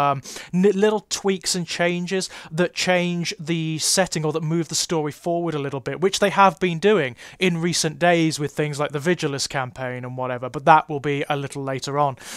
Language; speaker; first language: English; native; English